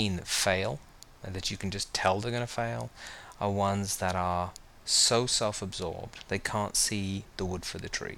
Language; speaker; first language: English; native; English